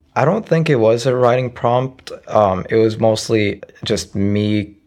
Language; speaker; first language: English; early bilingual, other home language; Arabic